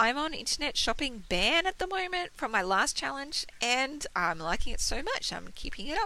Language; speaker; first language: English; native; English